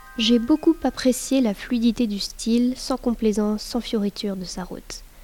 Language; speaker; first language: French; native; French